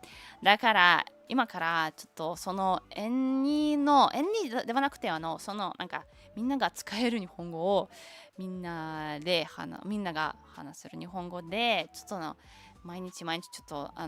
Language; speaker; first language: Japanese; non-native, learner; Russian